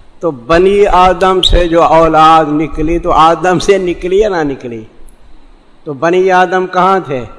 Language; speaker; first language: Urdu; non-native, local second language; Saraiki